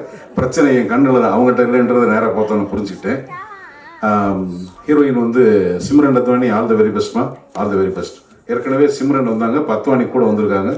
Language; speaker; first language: Tamil; native; Tamil